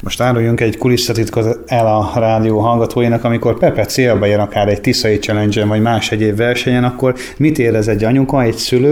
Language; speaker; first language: Hungarian; native; Hungarian